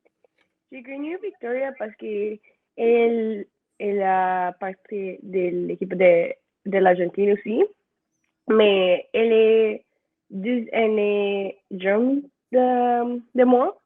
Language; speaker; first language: French; non-native, learner; Spanish